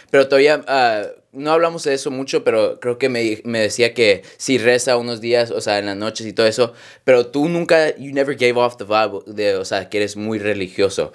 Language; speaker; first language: Spanish; early bilingual, heritage; Spanish